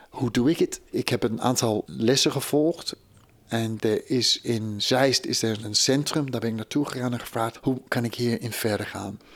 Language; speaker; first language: Dutch; non-native, fluent; English